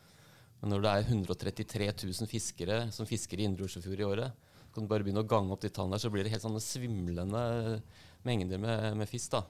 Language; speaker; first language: Norwegian; native; Norwegian